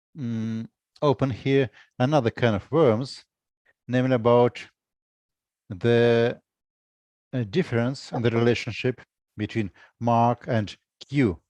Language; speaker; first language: English; non-native, fluent; Russian